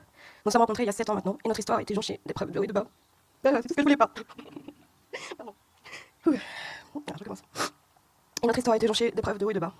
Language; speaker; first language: French; native; French